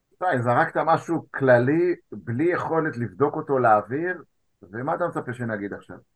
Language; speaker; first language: Hebrew; native; Hebrew